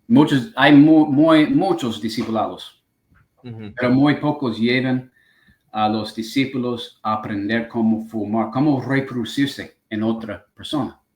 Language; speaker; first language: Spanish; non-native, fluent; English